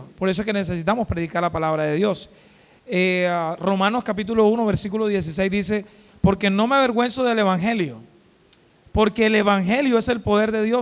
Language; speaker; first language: Spanish; native; Spanish